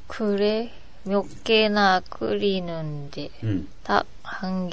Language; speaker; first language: Korean; non-native, learner; Japanese